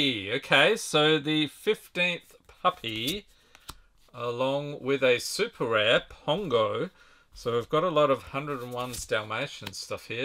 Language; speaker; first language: English; native; English